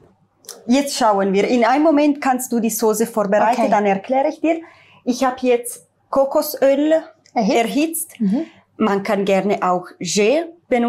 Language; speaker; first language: German; non-native, learner; Italian